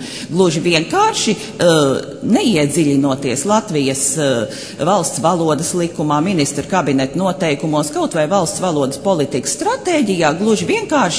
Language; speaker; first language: Latvian; native; Latvian